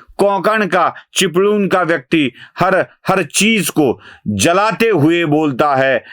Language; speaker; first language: Hindi; non-native, local second language; Marathi